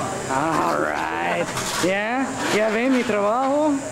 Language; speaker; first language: Spanish; non-native, learner; English